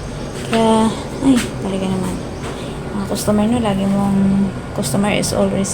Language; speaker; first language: Filipino; native; Filipino